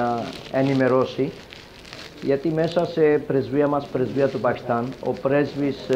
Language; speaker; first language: Greek; non-native, learner; Urdu